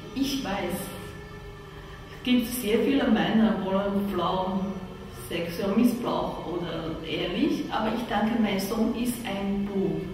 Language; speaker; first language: German; non-native, learner; Chinese